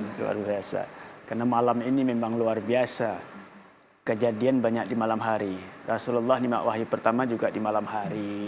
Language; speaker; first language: Indonesian; native; Indonesian